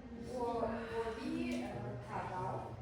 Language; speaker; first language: Chinese; non-native, learner; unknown